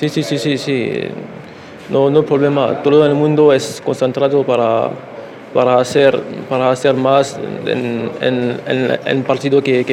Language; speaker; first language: Spanish; non-native, learner; French